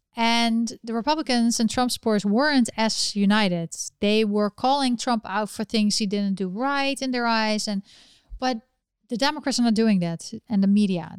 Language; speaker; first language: English; non-native, fluent; Dutch